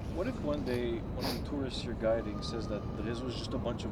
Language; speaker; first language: English; non-native, local second language; French